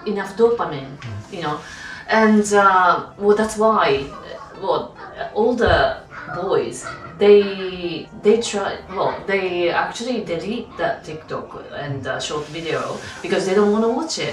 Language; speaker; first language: English; non-native, fluent; Japanese